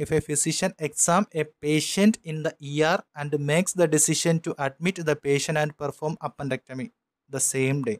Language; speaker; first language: English; non-native, local second language; Malayalam